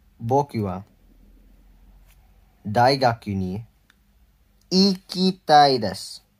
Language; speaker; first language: Japanese; non-native, learner; English